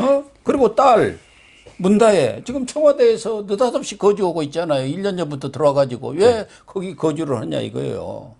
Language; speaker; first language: Korean; native; Korean